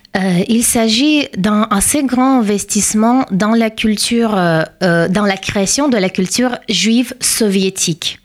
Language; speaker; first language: French; non-native, fluent; Russian